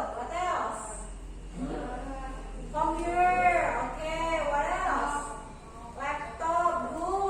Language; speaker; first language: English; non-native, fluent; Indonesian